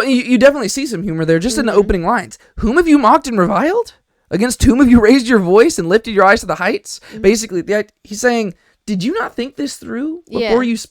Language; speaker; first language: English; native; English